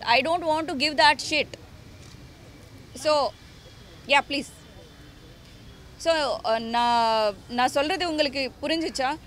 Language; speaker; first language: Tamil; non-native, learner; Telugu